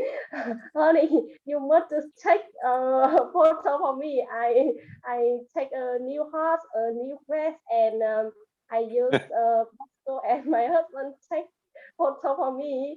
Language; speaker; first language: English; non-native, learner; Vietnamese